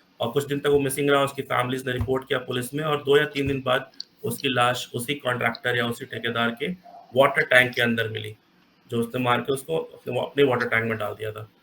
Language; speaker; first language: Hindi; native; Hindi